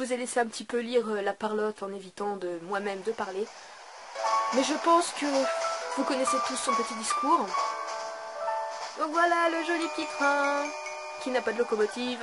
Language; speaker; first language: French; native; French